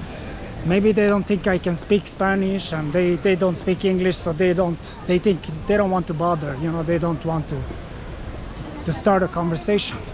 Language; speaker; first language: English; non-native, fluent; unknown